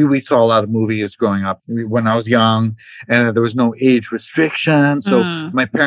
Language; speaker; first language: English; non-native, local second language; Cebuano